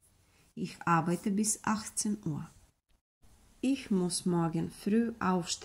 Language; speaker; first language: German; non-native, fluent; Serbian